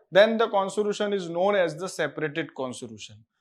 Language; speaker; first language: English; non-native, local second language; Gujarati